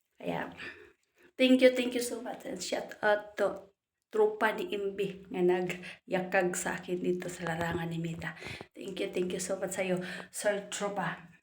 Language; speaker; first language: Filipino; non-native, local second language; Cebuano